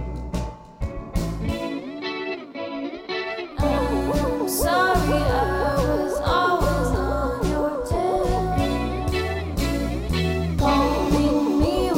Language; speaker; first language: English; native; English